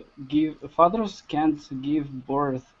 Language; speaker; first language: English; non-native, learner; Russian